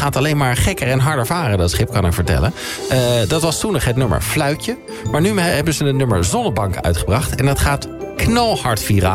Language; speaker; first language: Dutch; native; Dutch